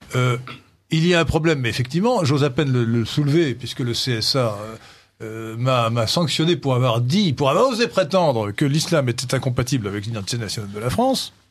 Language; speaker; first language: French; native; French